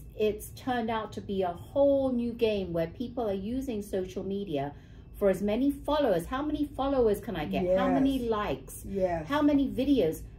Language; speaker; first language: English; native; English